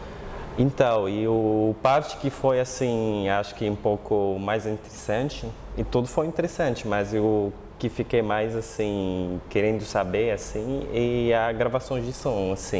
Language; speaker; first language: Portuguese; non-native, fluent; Arabic